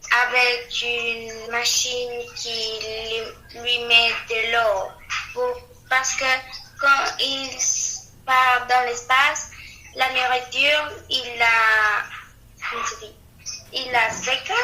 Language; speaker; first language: French; non-native, learner; Spanish